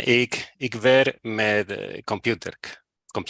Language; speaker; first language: Dutch; non-native, learner; Spanish